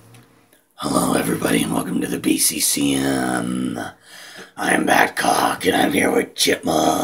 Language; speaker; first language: English; native; English